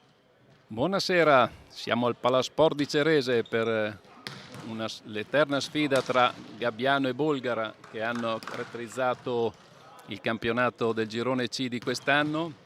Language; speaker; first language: Italian; native; Italian